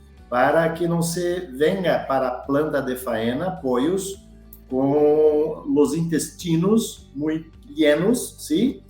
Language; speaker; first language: Spanish; non-native, learner; Portuguese